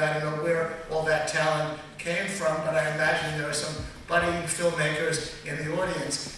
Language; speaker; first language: English; native; English